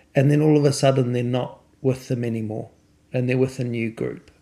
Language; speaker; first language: English; native; English